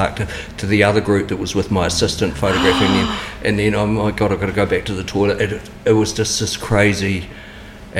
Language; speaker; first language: English; native; English